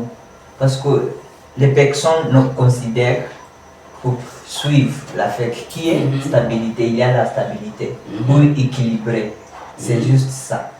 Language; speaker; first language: French; non-native, learner; Kamba